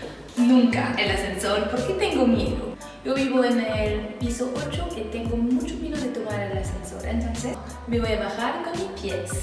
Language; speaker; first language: Spanish; non-native, learner; French